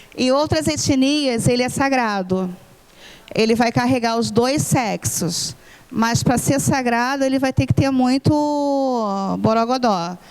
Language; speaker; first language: Portuguese; non-native, fluent; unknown